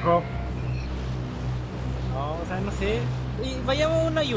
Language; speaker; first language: Spanish; native; Spanish